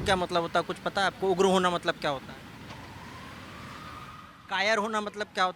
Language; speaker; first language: Hindi; native; Hindi